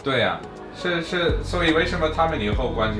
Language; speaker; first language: Chinese; non-native, fluent; English